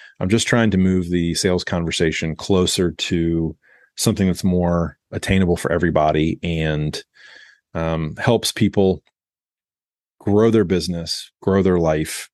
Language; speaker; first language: English; native; English